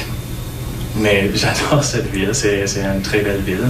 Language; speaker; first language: French; non-native, local second language; English